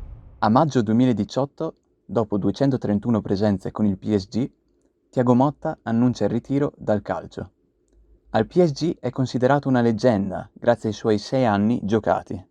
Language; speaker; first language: Italian; native; Italian